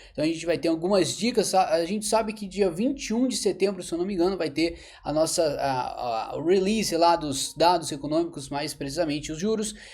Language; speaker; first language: Portuguese; native; Portuguese